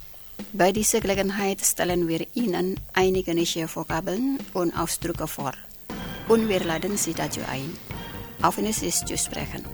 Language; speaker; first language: German; non-native, fluent; Indonesian